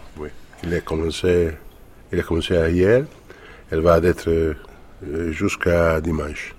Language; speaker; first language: French; non-native, fluent; Italian